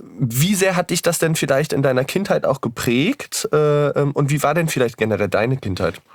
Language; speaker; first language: German; native; German